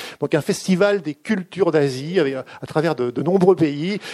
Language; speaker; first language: French; native; French